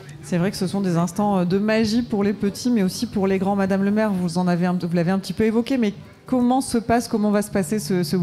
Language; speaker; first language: French; native; French